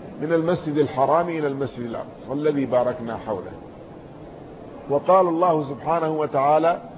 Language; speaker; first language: Arabic; native; Arabic